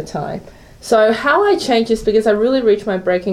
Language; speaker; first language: English; non-native, local second language; Cantonese